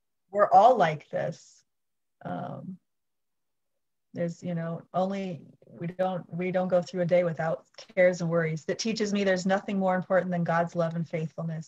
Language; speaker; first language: English; native; English